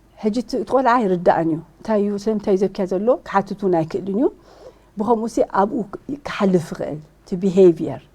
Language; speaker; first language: Tigrinya; early bilingual, heritage; Tigrinya